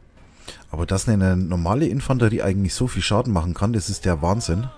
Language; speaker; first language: German; native; German